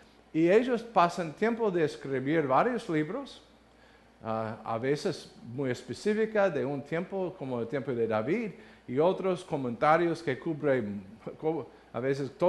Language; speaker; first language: Spanish; non-native, learner; English